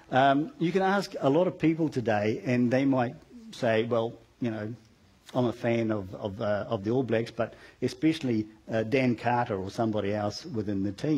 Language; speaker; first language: English; native; English